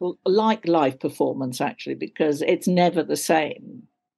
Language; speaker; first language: English; native; English